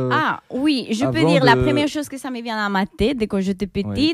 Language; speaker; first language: French; non-native, fluent; Spanish